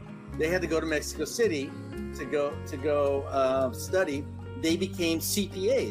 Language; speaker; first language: English; early bilingual, other home language; Spanish